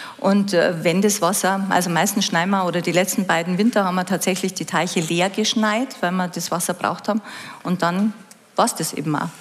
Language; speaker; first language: German; native; German